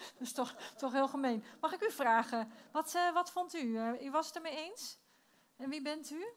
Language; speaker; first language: Dutch; native; Dutch